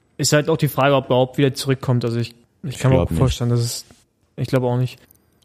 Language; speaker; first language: German; native; German